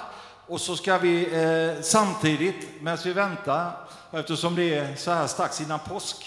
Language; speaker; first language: Swedish; native; Swedish